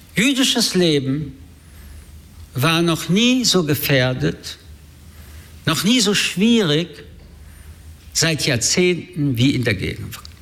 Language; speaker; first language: German; early bilingual, other home language; French